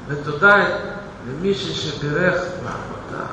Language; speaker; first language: Hebrew; non-native, fluent; Russian